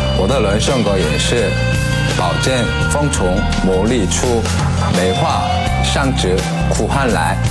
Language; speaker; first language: Chinese; native; Chinese